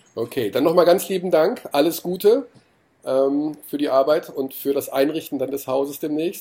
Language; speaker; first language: German; native; German